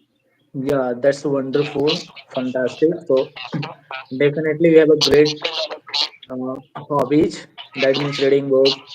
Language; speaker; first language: English; non-native, fluent; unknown